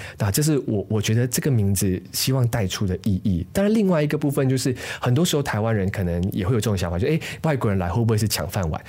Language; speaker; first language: Chinese; native; Chinese